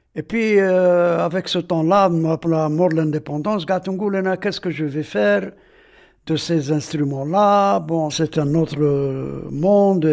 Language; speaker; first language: French; non-native, local second language; Arabic